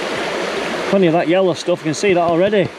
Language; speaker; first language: English; native; English